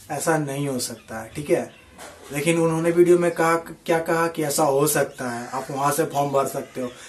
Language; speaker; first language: Hindi; native; Hindi